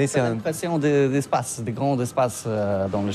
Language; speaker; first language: French; non-native, learner; Polish